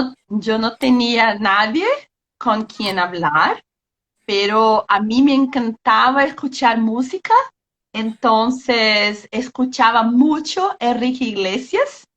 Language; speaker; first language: Spanish; non-native, learner; Portuguese